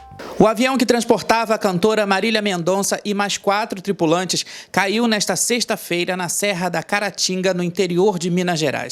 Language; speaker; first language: Portuguese; native; Portuguese